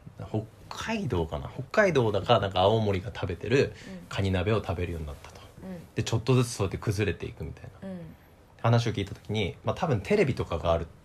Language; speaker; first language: Japanese; native; Japanese